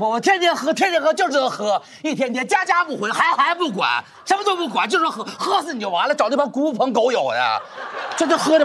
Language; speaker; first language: Chinese; native; Chinese